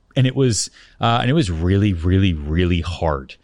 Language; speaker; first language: English; native; English